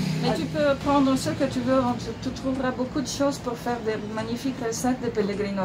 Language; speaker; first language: French; non-native, fluent; Italian